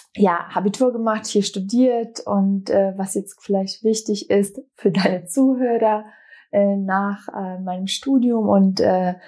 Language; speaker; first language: German; early bilingual, other home language; Bosnian